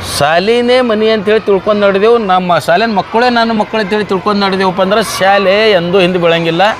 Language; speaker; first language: Kannada; native; Kannada